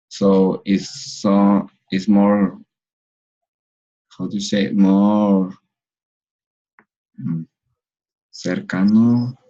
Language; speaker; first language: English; non-native, learner; Spanish